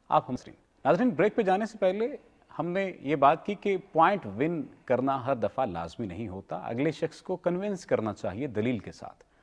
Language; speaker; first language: Urdu; native; Urdu